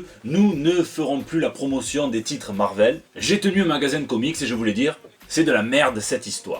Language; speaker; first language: French; native; French